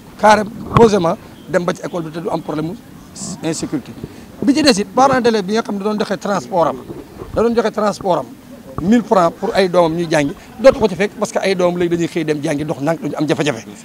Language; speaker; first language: Wolof; native; Wolof